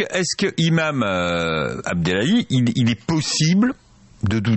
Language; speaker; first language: French; native; French